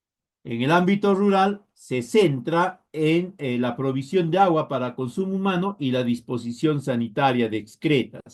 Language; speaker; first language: Spanish; native; Spanish